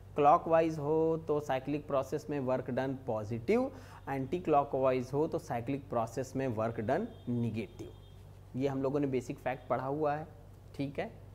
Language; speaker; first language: Hindi; native; Hindi